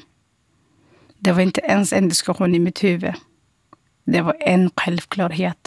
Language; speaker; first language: Swedish; non-native, fluent; Somali